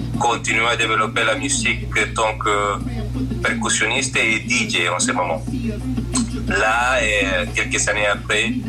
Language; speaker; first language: French; non-native, fluent; Spanish